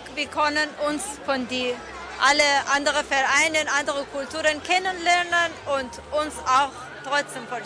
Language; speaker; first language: German; non-native, learner; Persian